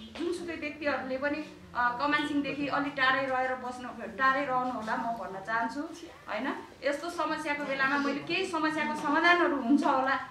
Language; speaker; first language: Nepali; non-native, local second language; Eastern Tamang